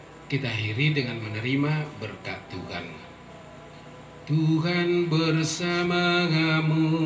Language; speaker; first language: Indonesian; native; Indonesian